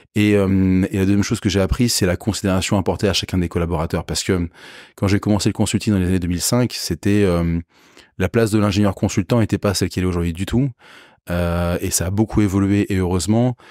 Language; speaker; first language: French; native; French